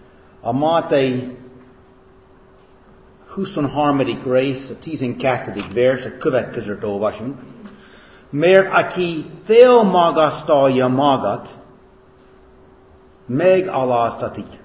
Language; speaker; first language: Hungarian; non-native, fluent; English